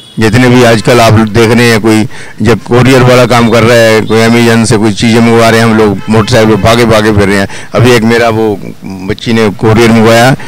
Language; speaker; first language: Hindi; native; Hindi